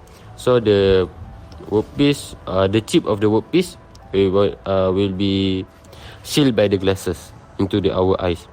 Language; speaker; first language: English; non-native, local second language; Malay